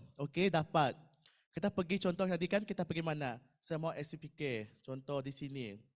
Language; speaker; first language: Malay; non-native, local second language; Iban